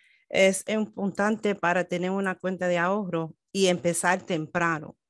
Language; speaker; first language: Spanish; early bilingual, heritage; Spanish